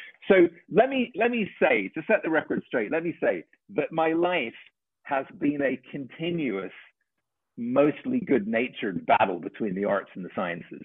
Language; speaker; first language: English; native; English